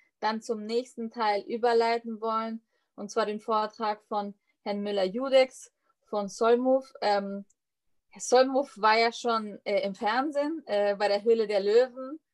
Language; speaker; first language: German; native; German